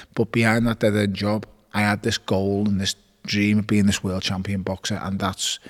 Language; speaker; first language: English; native; English